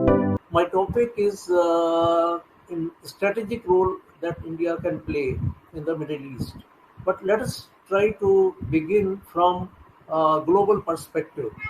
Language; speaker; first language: English; non-native, local second language; Hindi